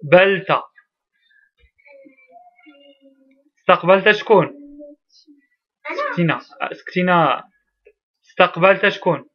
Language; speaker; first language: Arabic; native; Arabic